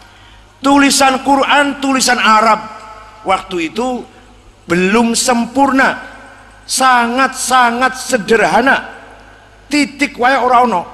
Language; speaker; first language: Indonesian; native; Indonesian